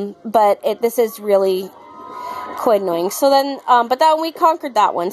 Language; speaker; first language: English; native; English